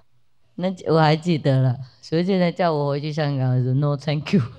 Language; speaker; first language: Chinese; non-native, fluent; Vietnamese